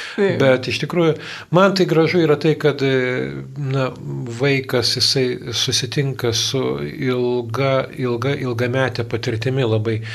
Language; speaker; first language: Lithuanian; native; Lithuanian